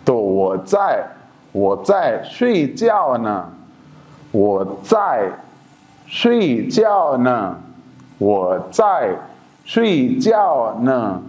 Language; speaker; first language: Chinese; non-native, fluent; Urdu